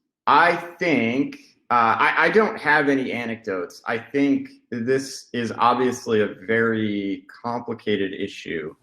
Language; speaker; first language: English; native; English